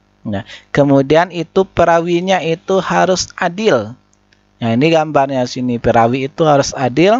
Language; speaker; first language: Indonesian; native; Indonesian